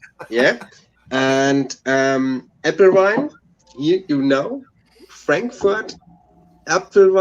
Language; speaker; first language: English; non-native, learner; German